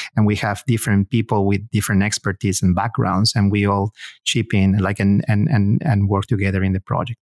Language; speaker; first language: English; non-native, fluent; Spanish